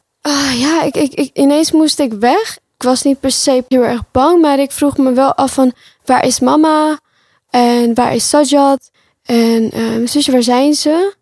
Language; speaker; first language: Dutch; early bilingual, other home language; Pashto